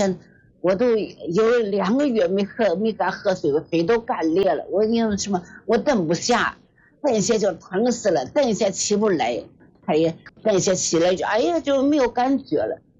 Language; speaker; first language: Chinese; native; Chinese